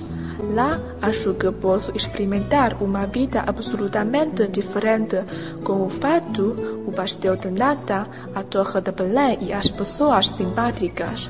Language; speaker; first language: Portuguese; non-native, learner; Chinese